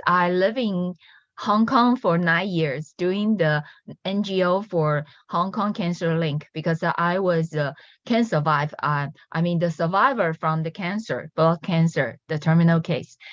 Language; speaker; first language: English; non-native, learner; Chinese